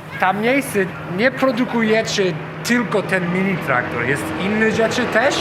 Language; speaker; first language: Polish; non-native, learner; English